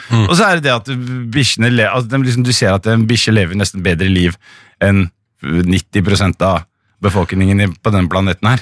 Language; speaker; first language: Norwegian; early bilingual, other home language; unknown